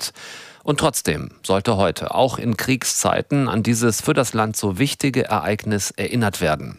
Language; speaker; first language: German; native; German